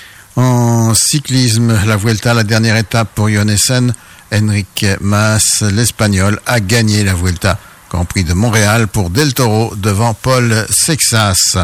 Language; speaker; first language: French; native; French